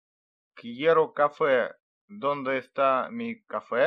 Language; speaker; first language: Spanish; non-native, learner; Russian